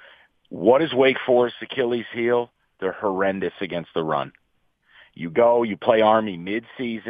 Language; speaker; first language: English; native; English